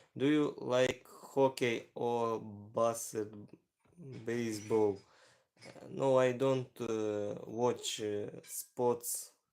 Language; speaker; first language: English; non-native, learner; Ukrainian